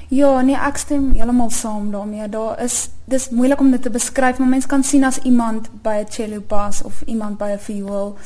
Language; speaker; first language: Afrikaans; native; Afrikaans